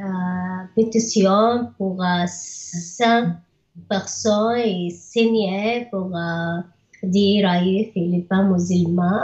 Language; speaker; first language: French; non-native, learner; Arabic